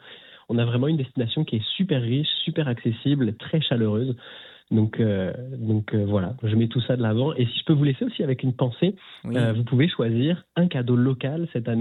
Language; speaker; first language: French; native; French